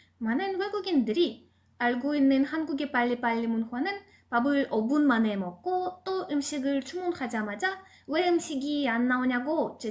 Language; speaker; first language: Korean; non-native, fluent; Russian